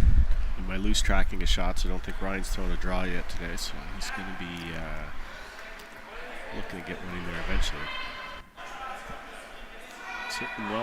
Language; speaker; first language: English; native; English